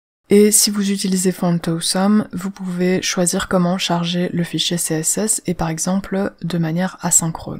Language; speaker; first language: French; native; French